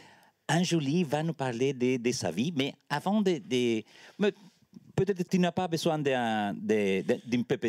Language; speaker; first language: French; non-native, learner; Spanish